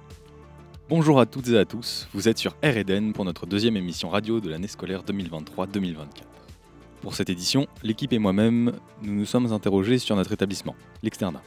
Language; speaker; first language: French; native; French